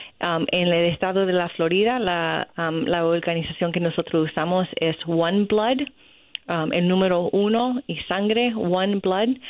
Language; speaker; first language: Spanish; early bilingual, other home language; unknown